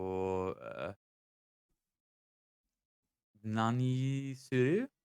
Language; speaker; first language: Japanese; non-native, learner; English